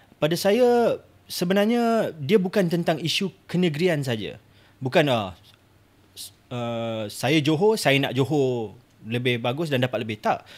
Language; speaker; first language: Malay; native; Malay